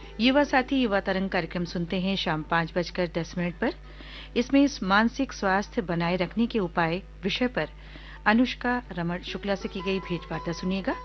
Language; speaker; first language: Hindi; native; Hindi